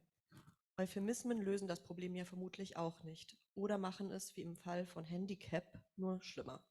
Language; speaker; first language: German; native; German